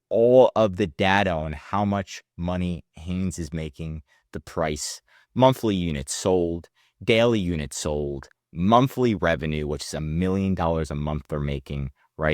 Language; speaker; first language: English; native; English